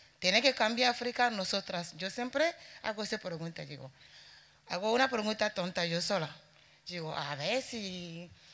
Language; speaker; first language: Spanish; non-native, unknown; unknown